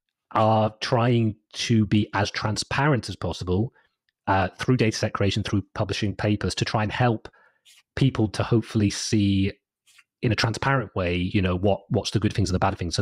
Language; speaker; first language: English; native; English